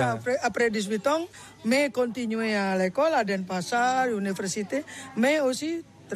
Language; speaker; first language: French; non-native, learner; Balinese